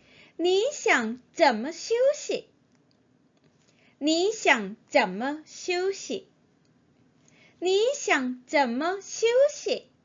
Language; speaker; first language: Chinese; non-native, fluent; Korean